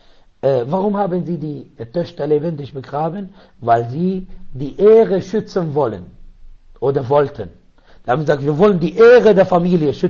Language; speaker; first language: German; non-native, learner; Arabic